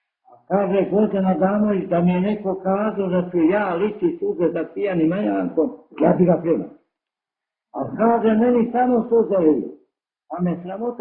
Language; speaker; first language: Serbian; native; Serbian